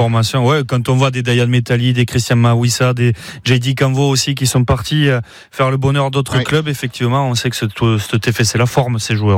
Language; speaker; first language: French; native; French